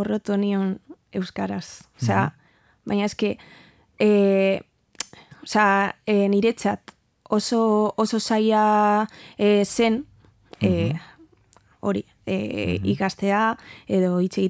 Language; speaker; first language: Basque; non-native, learner; Spanish